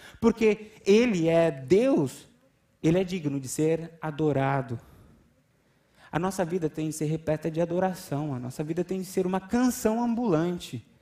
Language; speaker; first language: Portuguese; native; Portuguese